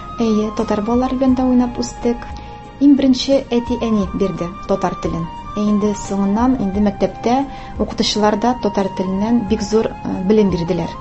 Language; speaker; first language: Tatar; non-native, local second language; Russian